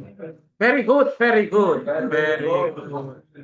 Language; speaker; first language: English; non-native, learner; Indonesian